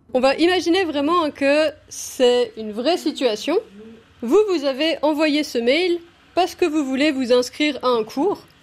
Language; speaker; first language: French; native; French